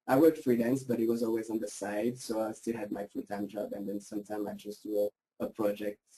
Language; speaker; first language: English; non-native, fluent; French